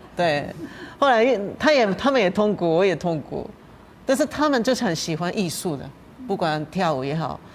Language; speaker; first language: Chinese; non-native, fluent; Japanese